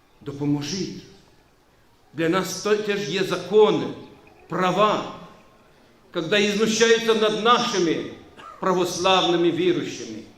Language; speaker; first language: Ukrainian; non-native, local second language; Romanian